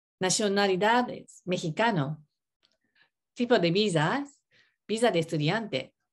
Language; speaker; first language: Spanish; non-native, learner; Japanese